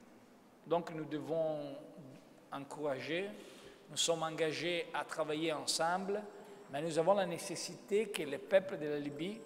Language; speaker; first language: French; non-native, fluent; Italian